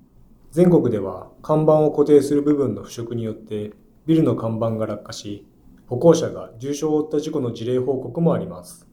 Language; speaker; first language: Japanese; native; Japanese